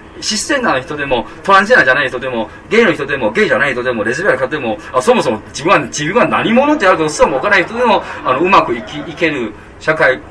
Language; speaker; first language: Japanese; non-native, fluent; Chinese